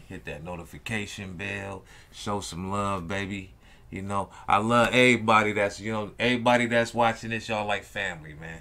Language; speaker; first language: English; native; English